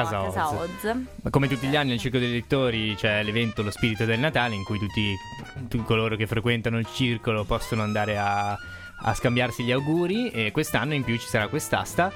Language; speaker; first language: Italian; native; Italian